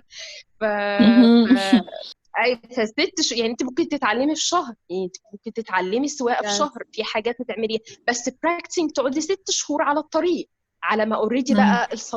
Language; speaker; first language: Arabic; native; Arabic